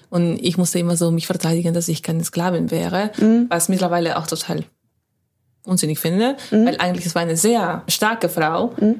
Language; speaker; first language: German; non-native, fluent; Spanish